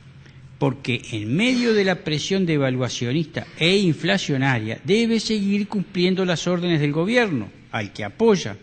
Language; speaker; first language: Spanish; native; Spanish